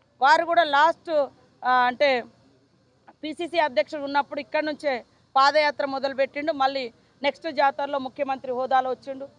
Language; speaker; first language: Telugu; native; Telugu